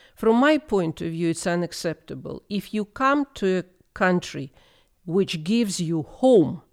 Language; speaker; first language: English; non-native, fluent; Russian